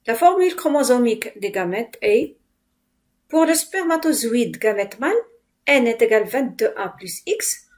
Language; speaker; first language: French; non-native, local second language; Arabic